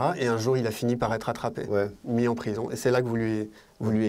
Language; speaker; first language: French; native; French